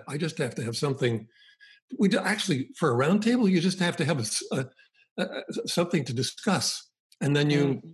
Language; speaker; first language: English; native; English